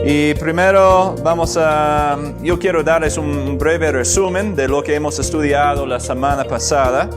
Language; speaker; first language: Spanish; non-native, fluent; English